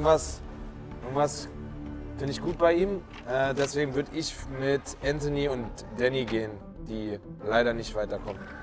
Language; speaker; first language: German; native; German